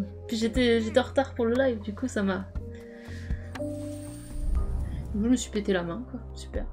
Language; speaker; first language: French; native; French